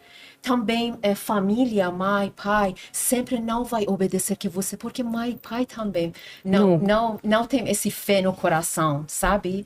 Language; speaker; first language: Portuguese; non-native, learner; Persian